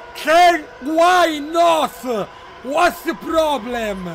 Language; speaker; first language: English; non-native, learner; Italian